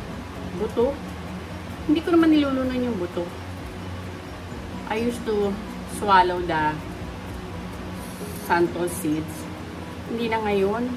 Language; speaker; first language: Filipino; native; Filipino